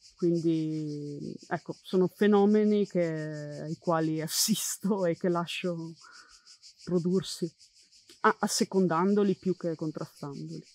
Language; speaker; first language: Italian; native; Italian